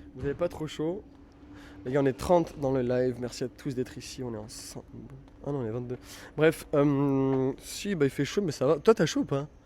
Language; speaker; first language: French; native; French